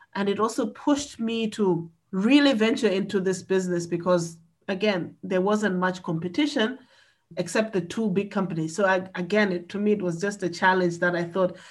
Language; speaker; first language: English; non-native, local second language; Nyanja